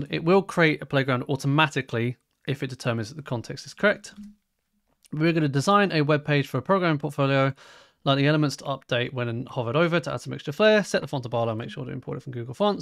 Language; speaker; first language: English; native; English